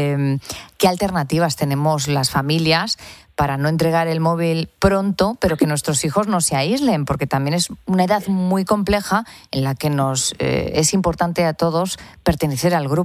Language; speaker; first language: Spanish; native; Spanish